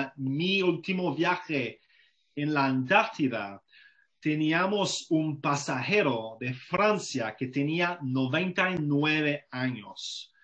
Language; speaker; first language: Spanish; non-native, fluent; English